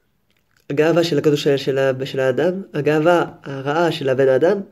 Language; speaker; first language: Hebrew; non-native, fluent; French